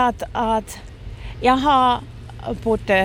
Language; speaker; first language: Swedish; non-native, local second language; Finnish